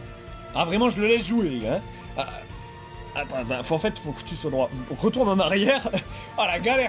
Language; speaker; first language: French; native; French